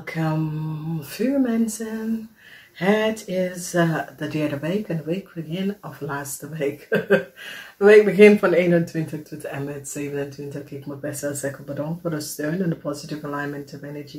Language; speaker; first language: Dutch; non-native, learner; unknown